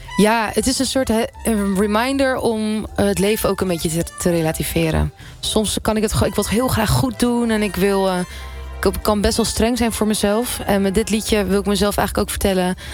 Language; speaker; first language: Dutch; native; Dutch